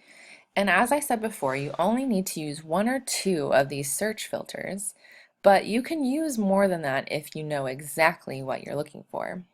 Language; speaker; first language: English; native; English